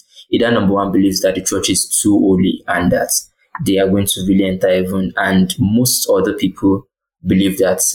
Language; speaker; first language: English; non-native, local second language; Yoruba